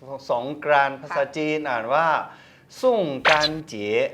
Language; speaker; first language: Thai; non-native, learner; Chinese